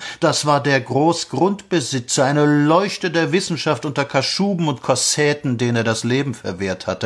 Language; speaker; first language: German; native; German